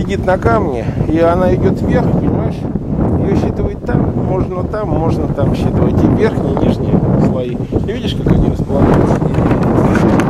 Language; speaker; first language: Russian; native; Russian